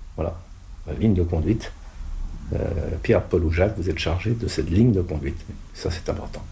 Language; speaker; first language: French; non-native, local second language; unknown